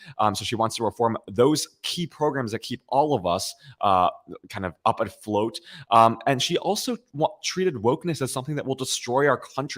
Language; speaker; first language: English; native; English